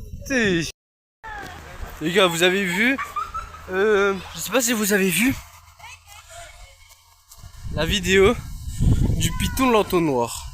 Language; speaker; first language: French; native; French